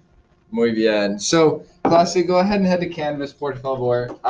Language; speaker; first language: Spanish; non-native, fluent; English